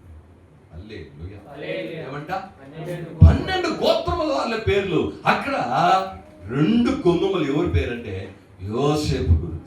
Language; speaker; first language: Telugu; native; Telugu